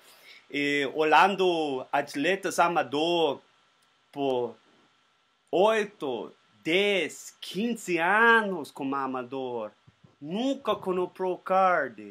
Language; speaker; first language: Portuguese; non-native, learner; Spanish